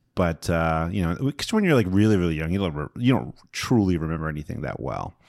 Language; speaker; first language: English; native; English